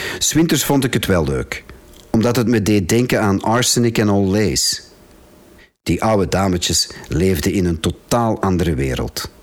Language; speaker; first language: Dutch; native; Dutch